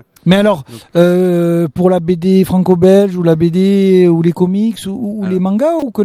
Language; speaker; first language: French; native; French